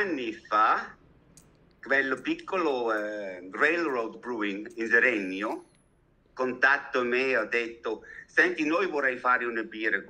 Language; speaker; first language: Italian; non-native, learner; German